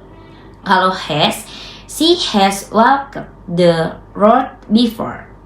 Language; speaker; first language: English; non-native, learner; Indonesian